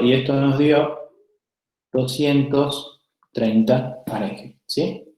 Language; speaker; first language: Spanish; native; Spanish